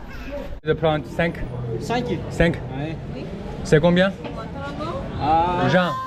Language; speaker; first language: French; non-native, learner; Chinese